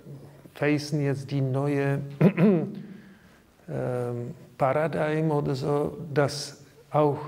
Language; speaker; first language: German; non-native, learner; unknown